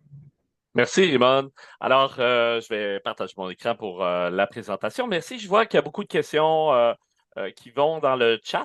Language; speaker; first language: French; native; French